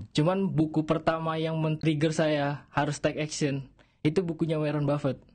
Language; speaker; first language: Indonesian; native; Indonesian